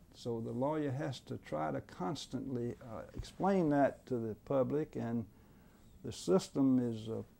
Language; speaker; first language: English; native; English